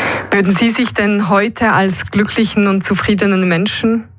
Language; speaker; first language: German; native; German